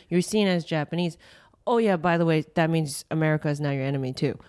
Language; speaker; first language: English; early bilingual, other home language; Japanese